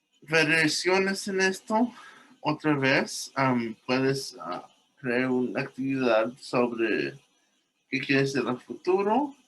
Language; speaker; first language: Spanish; early bilingual, heritage; English